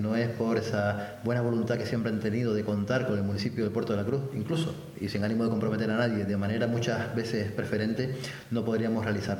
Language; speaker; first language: Spanish; native; Spanish